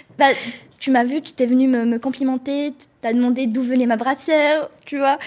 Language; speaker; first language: French; non-native, local second language; Arabic